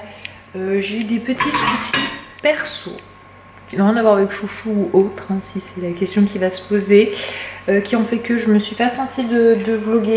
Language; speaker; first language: French; native; French